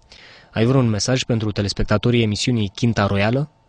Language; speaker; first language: Romanian; native; Romanian